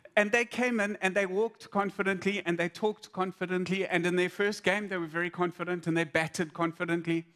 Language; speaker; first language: English; native; English